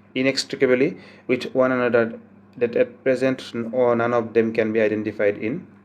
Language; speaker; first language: English; non-native, local second language; Assamese